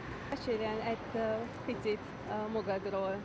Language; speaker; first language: Hungarian; non-native, learner; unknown